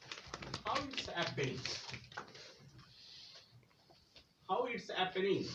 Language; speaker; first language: English; non-native, local second language; Telugu